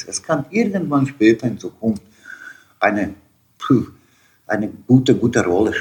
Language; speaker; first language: German; non-native, learner; Bosnian